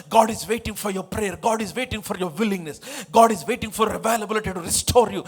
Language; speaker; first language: English; non-native, local second language; Telugu